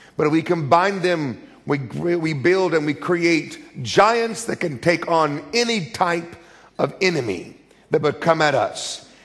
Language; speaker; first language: English; native; English